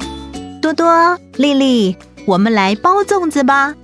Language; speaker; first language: Chinese; native; Chinese